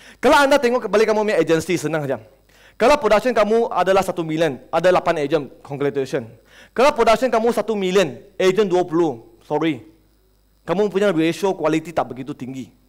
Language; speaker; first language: Malay; non-native, local second language; Chinese